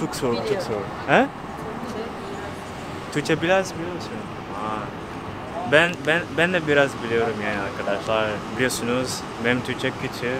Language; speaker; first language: Turkish; non-native, learner; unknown